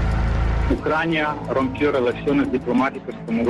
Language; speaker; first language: Spanish; non-native, fluent; Ukrainian